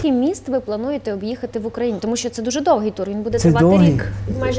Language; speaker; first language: Ukrainian; native; Ukrainian